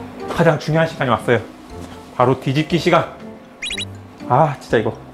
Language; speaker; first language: Korean; native; Korean